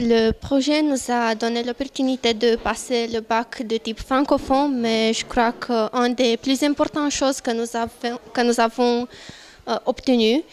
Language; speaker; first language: French; non-native, fluent; Romanian